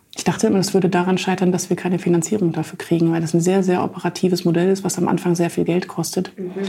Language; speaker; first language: German; native; German